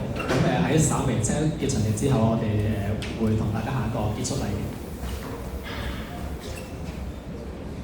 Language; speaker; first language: Cantonese; native; Cantonese